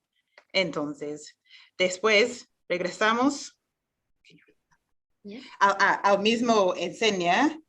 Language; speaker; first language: Spanish; non-native, fluent; English